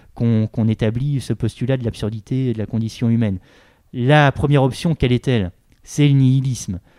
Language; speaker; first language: French; native; French